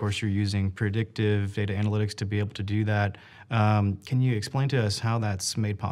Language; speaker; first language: English; native; English